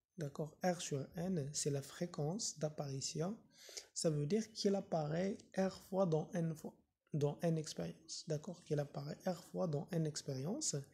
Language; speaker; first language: French; non-native, local second language; Arabic